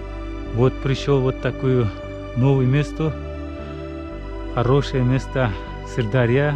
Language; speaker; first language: Russian; non-native, local second language; Uzbek